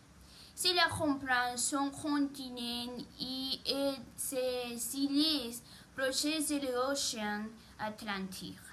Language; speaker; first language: French; non-native, learner; Spanish